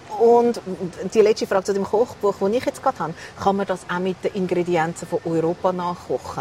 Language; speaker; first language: German; native; German